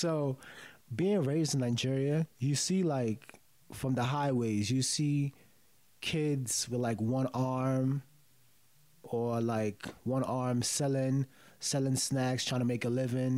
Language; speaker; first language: English; early bilingual, other home language; Yoruba